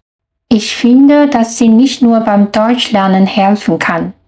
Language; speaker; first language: German; non-native, fluent; Chinese